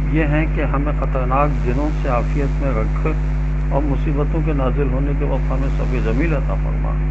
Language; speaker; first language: Urdu; native; Urdu